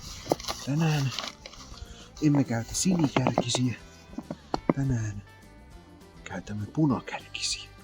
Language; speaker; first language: Finnish; native; Finnish